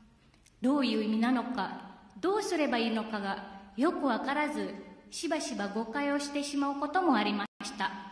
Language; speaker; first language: Japanese; non-native, fluent; Indonesian